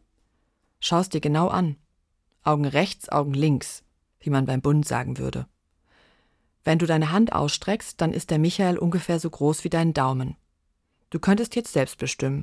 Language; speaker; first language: German; native; German